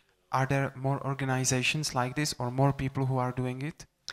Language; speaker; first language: English; non-native, fluent; Czech